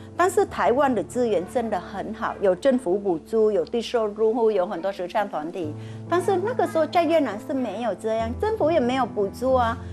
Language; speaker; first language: Chinese; non-native, fluent; Vietnamese